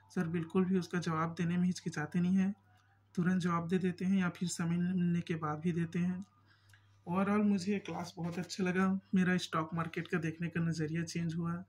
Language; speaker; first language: Hindi; native; Hindi